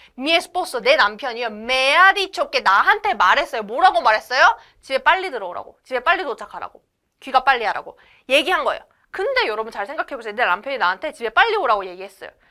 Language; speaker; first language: Korean; native; Korean